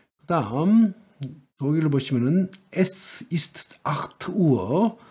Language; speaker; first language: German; non-native, learner; Korean